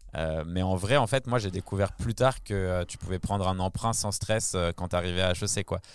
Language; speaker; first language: French; native; French